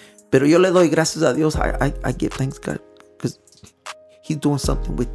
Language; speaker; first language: English; early bilingual, other home language; Spanish